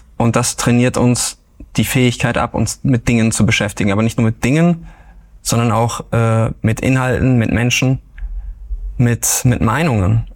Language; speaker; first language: German; native; German